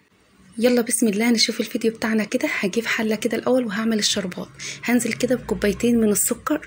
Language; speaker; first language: Arabic; native; Arabic